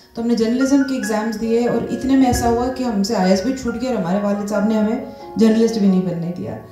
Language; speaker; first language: Hindi; non-native, local second language; Tamil